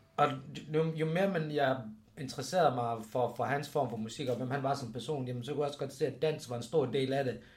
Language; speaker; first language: Danish; native; Danish